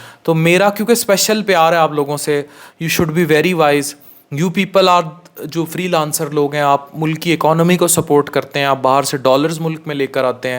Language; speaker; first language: Urdu; native; Urdu